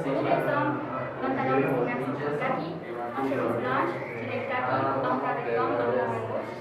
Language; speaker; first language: French; non-native, learner; Spanish